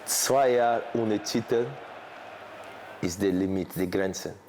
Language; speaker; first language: German; non-native, fluent; Portuguese